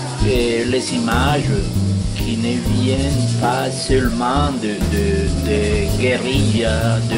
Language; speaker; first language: French; non-native, fluent; Spanish